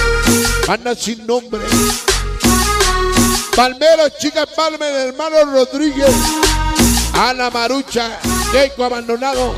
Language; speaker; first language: Spanish; native; Spanish